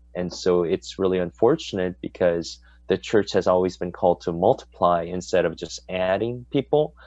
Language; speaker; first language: English; native; English